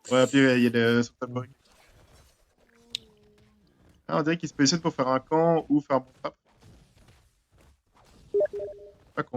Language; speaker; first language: French; native; French